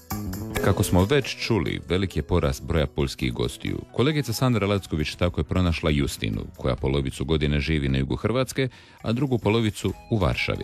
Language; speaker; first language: Serbian; native; Serbian